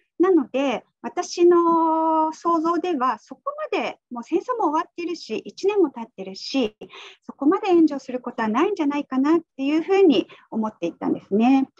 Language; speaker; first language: Japanese; native; Japanese